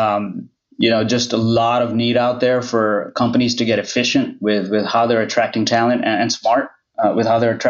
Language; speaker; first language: English; non-native, local second language; Gujarati